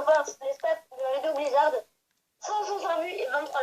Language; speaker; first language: French; native; French